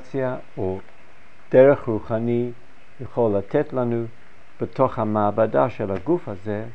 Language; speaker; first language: Hebrew; non-native, fluent; English